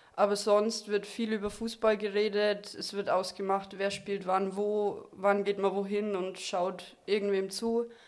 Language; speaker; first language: German; native; German